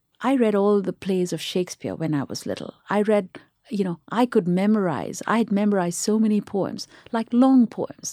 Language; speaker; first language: English; non-native, local second language; Tamil